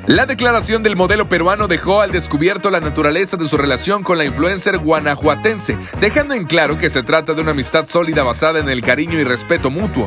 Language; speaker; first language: Spanish; native; Spanish